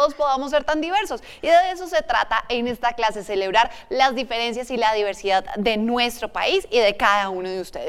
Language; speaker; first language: Spanish; native; Spanish